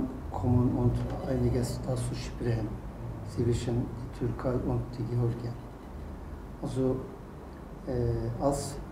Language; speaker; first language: German; non-native, learner; Turkish